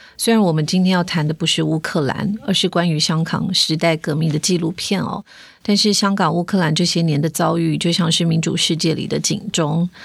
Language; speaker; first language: Chinese; native; Chinese